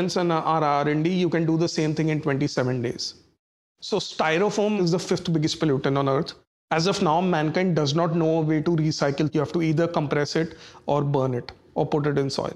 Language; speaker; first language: English; non-native, local second language; Hindi